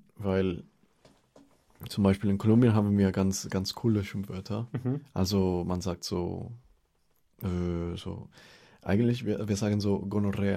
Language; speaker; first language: German; non-native, fluent; Spanish